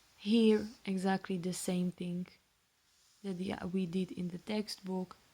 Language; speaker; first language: English; non-native, fluent; Slovak